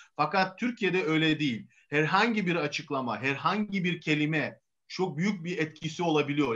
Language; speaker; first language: Turkish; non-native, fluent; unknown